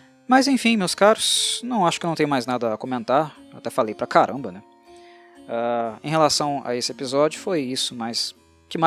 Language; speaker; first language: Portuguese; native; Portuguese